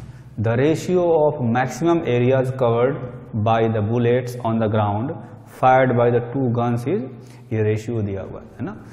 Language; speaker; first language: Hindi; native; Hindi